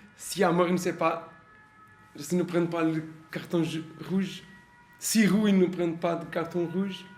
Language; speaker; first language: French; non-native, learner; Portuguese